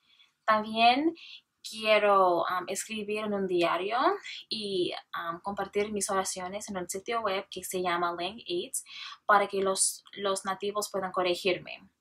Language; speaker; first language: Spanish; non-native, learner; English